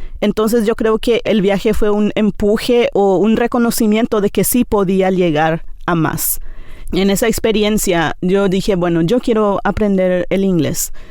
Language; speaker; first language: Spanish; non-native, local second language; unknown